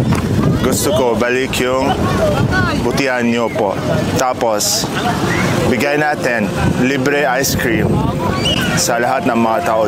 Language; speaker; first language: Filipino; non-native, learner; Arabic